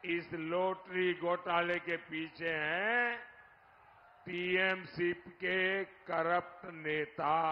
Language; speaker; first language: Hindi; non-native, local second language; Gujarati